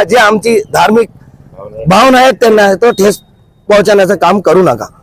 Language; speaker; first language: Marathi; non-native, local second language; Urdu